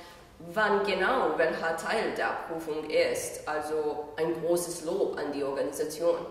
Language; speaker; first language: German; non-native, fluent; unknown